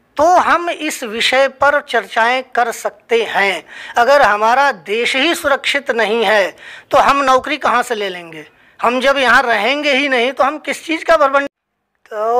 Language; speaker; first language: Hindi; native; Hindi